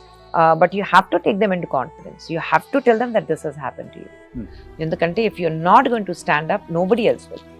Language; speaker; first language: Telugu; non-native, local second language; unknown